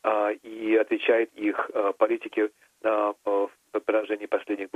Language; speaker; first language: Russian; native; Russian